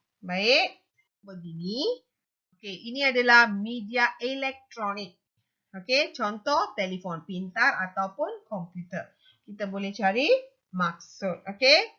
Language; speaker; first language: Malay; non-native, local second language; Tamil